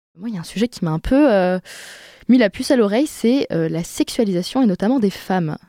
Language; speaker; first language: French; native; French